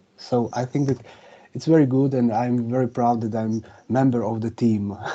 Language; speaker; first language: English; non-native, fluent; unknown